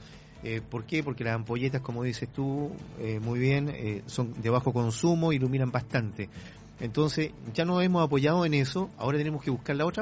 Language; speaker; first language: Spanish; native; Spanish